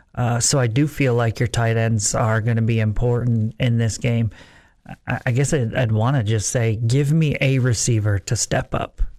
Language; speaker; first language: English; native; English